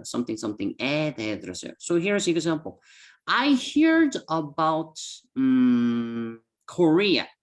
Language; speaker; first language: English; non-native, fluent; Korean